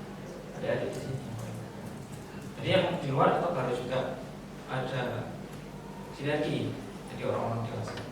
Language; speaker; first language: Indonesian; native; Indonesian